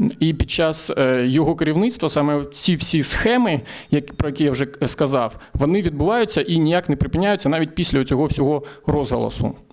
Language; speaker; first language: Ukrainian; native; Ukrainian